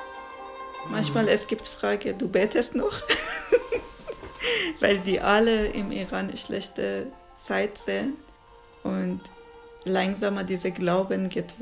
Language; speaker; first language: German; non-native, learner; Persian